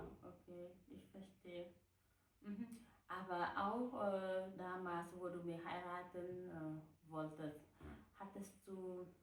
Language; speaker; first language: German; non-native, fluent; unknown